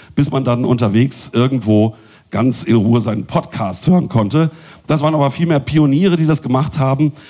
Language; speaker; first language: German; native; German